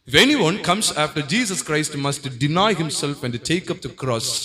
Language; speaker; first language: English; non-native, local second language; Tamil